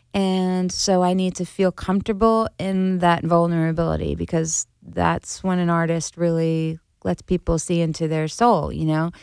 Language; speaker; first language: English; native; English